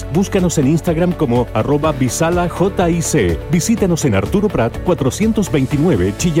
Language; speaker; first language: Spanish; native; Spanish